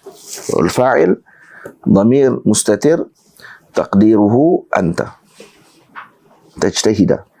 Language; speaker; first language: Arabic; non-native, fluent; Malay